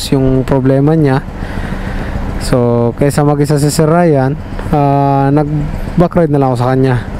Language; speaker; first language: Filipino; non-native, local second language; Bikol